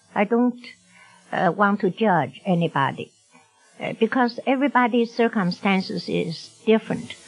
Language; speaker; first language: English; non-native, fluent; Chinese